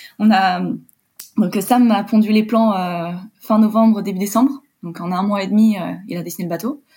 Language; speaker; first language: French; early bilingual, heritage; French